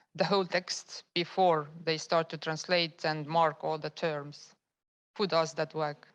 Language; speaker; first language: English; non-native, fluent; Estonian